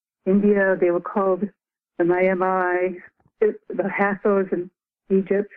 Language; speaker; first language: English; native; English